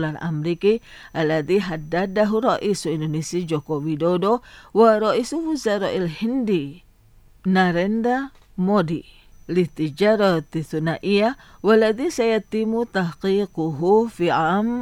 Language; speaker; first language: Arabic; non-native, fluent; Indonesian